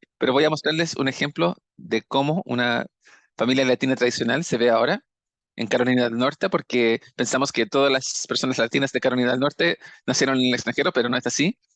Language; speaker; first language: Spanish; native; Spanish